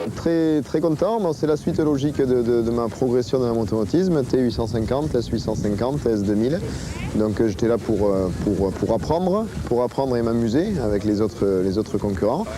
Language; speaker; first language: French; native; French